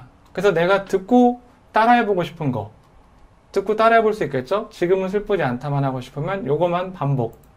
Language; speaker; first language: Korean; native; Korean